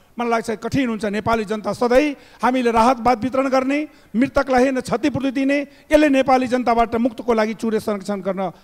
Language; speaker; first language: Nepali; non-native, local second language; Maithili